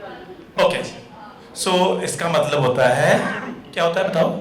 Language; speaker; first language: Hindi; native; Hindi